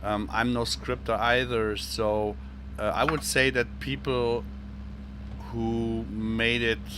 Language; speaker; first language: English; non-native, fluent; German